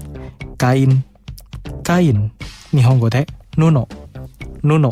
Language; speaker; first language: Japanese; non-native, fluent; Indonesian